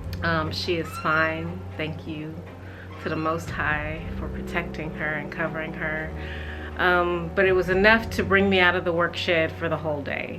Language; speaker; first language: English; native; English